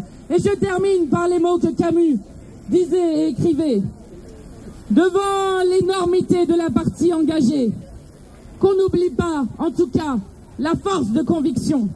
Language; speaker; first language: French; native; French